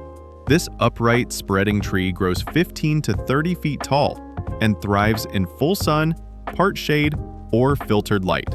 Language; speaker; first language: English; native; English